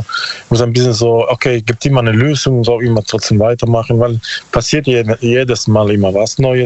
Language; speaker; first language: German; non-native, learner; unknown